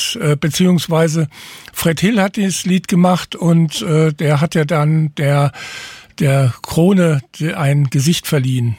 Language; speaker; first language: German; native; German